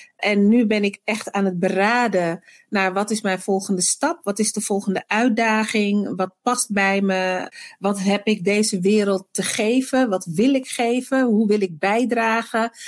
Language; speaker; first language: Dutch; early bilingual, other home language; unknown